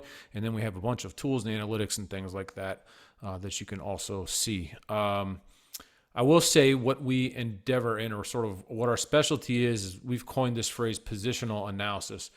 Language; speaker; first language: English; native; English